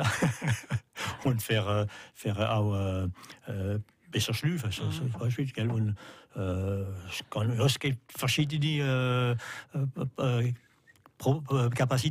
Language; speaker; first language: German; non-native, learner; French